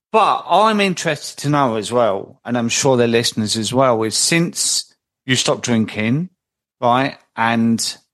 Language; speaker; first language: English; native; English